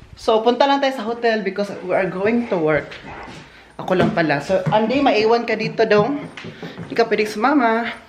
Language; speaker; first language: Filipino; non-native, local second language; Cebuano